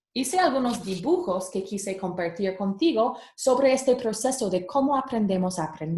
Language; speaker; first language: Spanish; early bilingual, heritage; Spanish